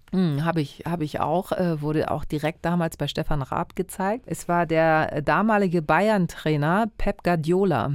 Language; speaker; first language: German; early bilingual, other home language; Greek